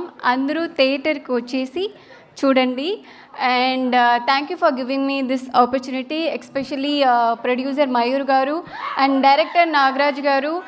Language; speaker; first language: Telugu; non-native, learner; Tamil